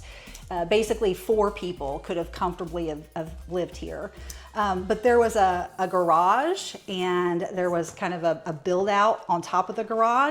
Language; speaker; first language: English; native; English